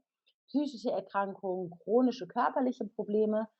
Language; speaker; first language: German; native; German